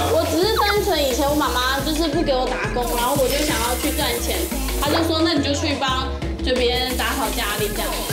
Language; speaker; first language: Chinese; native; Chinese